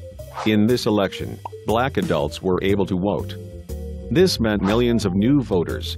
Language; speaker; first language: English; non-native, fluent; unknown